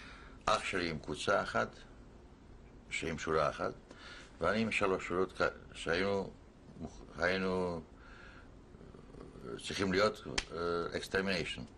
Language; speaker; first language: Hebrew; non-native, fluent; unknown